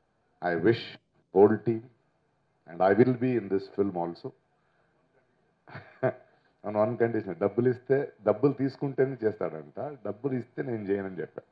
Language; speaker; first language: Telugu; native; Telugu